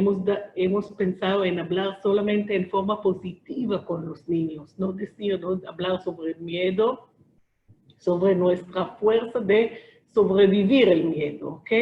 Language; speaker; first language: Spanish; non-native, fluent; Hebrew